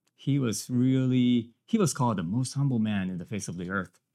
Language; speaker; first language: English; non-native, fluent; Japanese